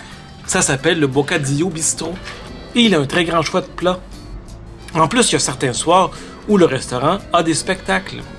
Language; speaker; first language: French; native; French